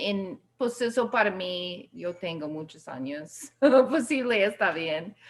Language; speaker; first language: Spanish; non-native, learner; English